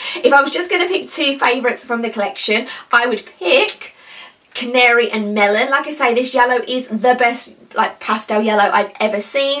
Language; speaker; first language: English; native; English